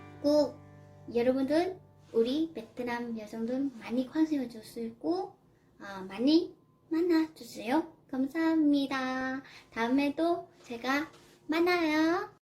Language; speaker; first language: Korean; non-native, learner; Vietnamese